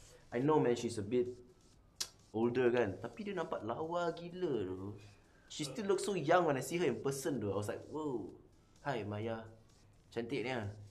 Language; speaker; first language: English; non-native, local second language; Malay